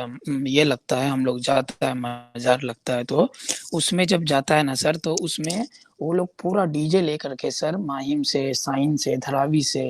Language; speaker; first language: Hindi; non-native, local second language; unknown